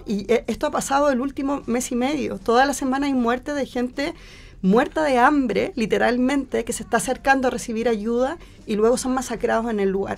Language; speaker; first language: Spanish; native; Spanish